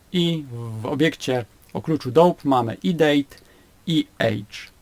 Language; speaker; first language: Polish; native; Polish